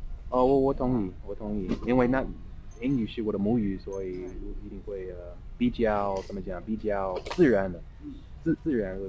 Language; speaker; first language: Chinese; non-native, fluent; English